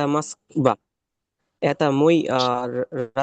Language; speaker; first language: Russian; non-native, learner; Bangla